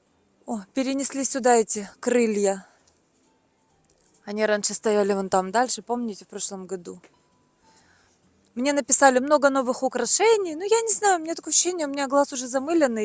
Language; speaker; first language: Russian; native; Russian